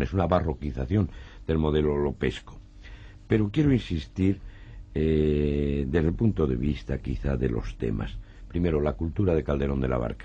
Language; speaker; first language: Spanish; native; Spanish